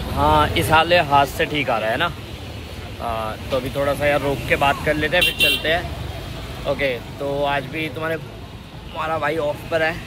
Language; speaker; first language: Hindi; native; Hindi